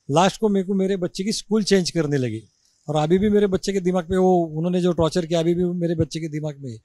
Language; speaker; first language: Hindi; non-native, local second language; Marathi